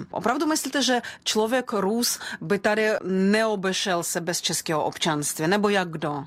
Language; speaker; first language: Czech; non-native, fluent; Russian